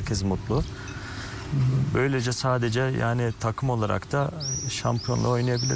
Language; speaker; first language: Turkish; early bilingual, heritage; Turkish